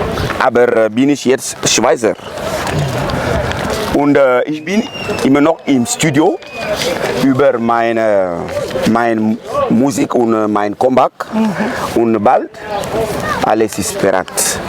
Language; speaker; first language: German; non-native, learner; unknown